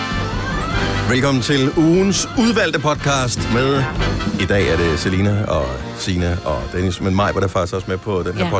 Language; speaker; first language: Danish; native; Danish